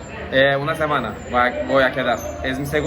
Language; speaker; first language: Spanish; non-native, learner; Turkish